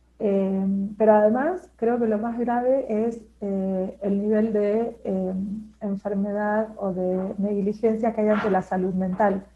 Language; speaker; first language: Spanish; native; Spanish